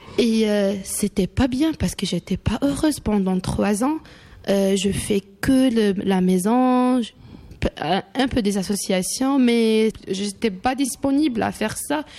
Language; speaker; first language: French; non-native, local second language; Arabic